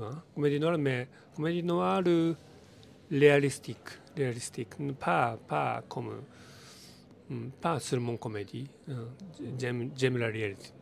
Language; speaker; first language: French; non-native, learner; Japanese